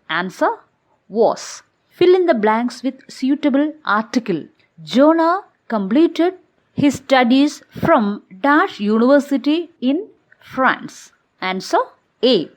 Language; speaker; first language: English; non-native, local second language; Malayalam